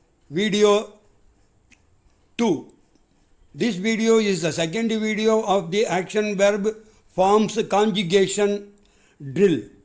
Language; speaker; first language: English; non-native, local second language; Tamil